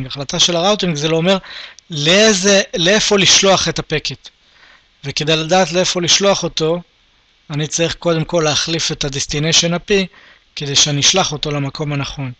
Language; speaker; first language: Hebrew; native; Hebrew